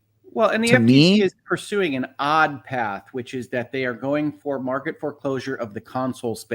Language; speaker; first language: English; native; English